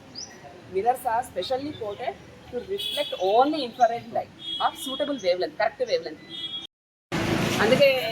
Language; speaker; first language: Telugu; native; Telugu